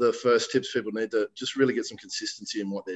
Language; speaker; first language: English; native; English